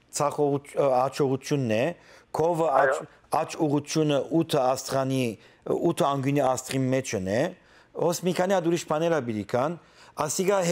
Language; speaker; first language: Armenian; early bilingual, heritage; Armenian